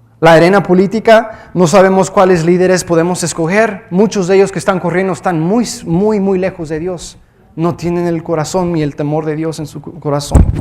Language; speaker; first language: Spanish; early bilingual, heritage; Spanish